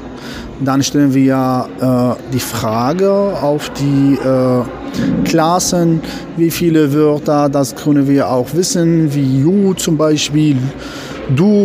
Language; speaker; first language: German; non-native, fluent; Arabic